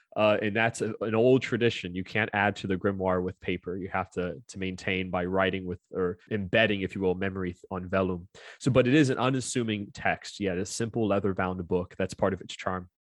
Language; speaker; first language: English; native; English